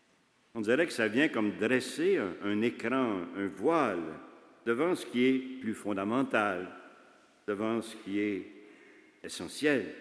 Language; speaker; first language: French; native; French